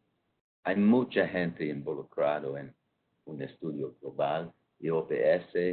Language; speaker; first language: Spanish; non-native, fluent; English